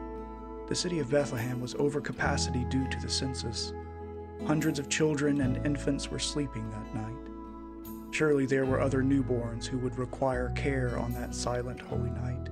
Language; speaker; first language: English; native; English